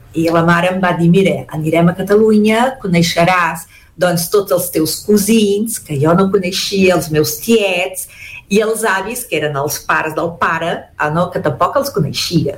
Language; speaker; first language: Catalan; early bilingual, heritage; Catalan